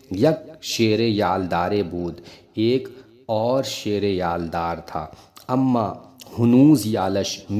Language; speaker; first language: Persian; non-native, fluent; Urdu